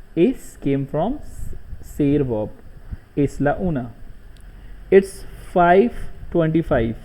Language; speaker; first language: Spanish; non-native, learner; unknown